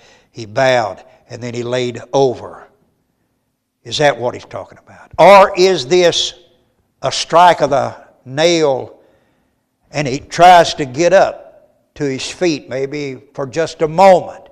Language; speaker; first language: English; native; English